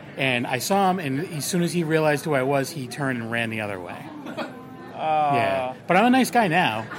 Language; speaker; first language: English; native; English